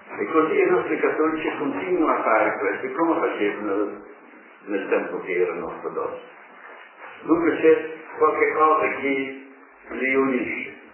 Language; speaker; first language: Italian; non-native, fluent; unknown